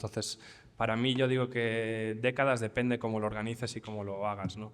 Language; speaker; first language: Spanish; native; Spanish